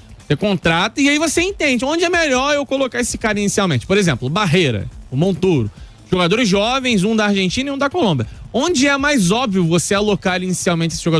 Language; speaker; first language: Portuguese; native; Portuguese